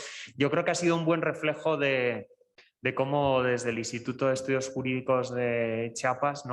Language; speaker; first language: Spanish; native; Spanish